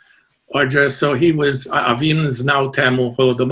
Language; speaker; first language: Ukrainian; early bilingual, heritage; Ukrainian